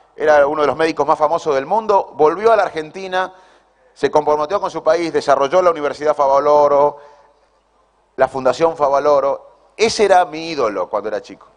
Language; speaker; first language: Spanish; native; Spanish